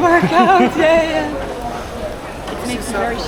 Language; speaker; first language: English; non-native, fluent; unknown